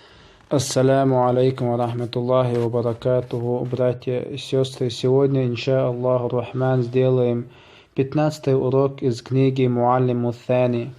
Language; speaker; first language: Russian; non-native, local second language; Chechen